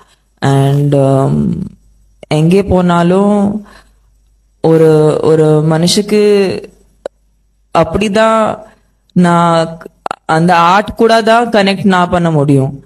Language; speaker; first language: Tamil; non-native, fluent; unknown